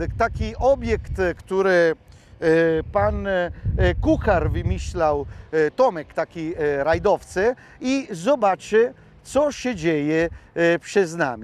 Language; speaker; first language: Polish; non-native, fluent; Italian